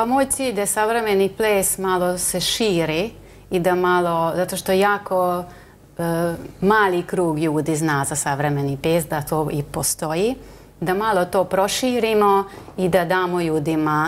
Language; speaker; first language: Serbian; non-native, local second language; Hungarian